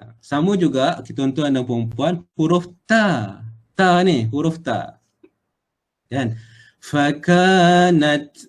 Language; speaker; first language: Malay; native; Malay